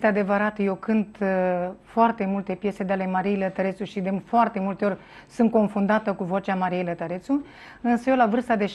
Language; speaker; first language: Romanian; native; Romanian